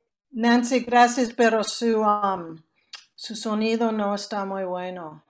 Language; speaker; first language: Spanish; non-native, learner; English